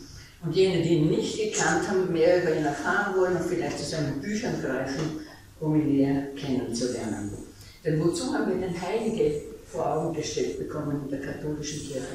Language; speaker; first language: German; native; German